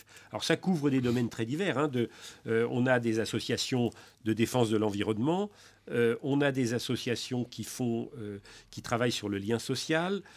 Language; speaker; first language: French; native; French